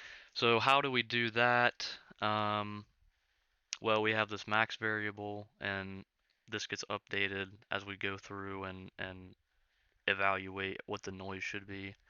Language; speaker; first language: English; native; English